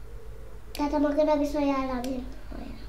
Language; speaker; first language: Polish; early bilingual, heritage; Polish